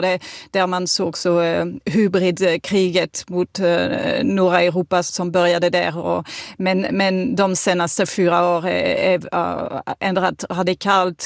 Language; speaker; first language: Swedish; non-native, fluent; French